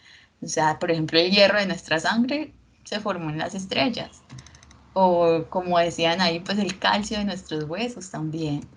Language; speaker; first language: Spanish; native; Spanish